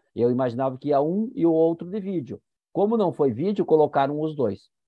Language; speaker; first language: Portuguese; native; Portuguese